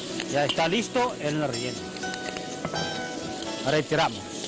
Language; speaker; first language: Spanish; non-native, fluent; Chinese